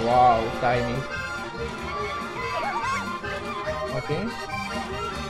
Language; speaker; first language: English; non-native, learner; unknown